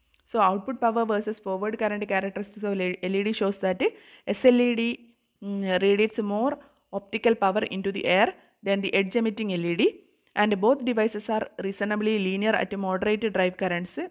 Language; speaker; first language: English; non-native, local second language; Malayalam